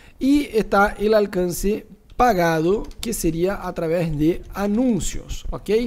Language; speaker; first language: Spanish; non-native, fluent; Portuguese